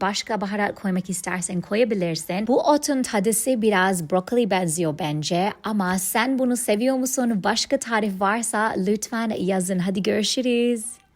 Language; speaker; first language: Turkish; non-native, learner; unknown